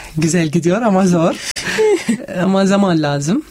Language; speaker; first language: Turkish; non-native, learner; Arabic